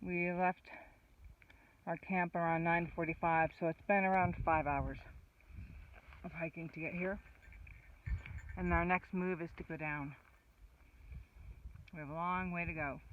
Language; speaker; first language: English; non-native, fluent; German